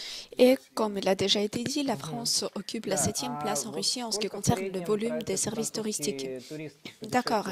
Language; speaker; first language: French; non-native, fluent; Russian